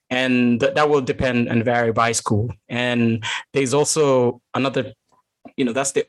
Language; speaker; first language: English; non-native, local second language; Kalenjin